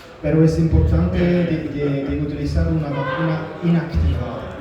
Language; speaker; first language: Spanish; non-native, learner; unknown